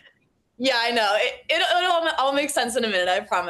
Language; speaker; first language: English; native; English